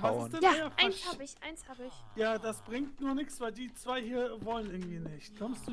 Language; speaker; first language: German; native; German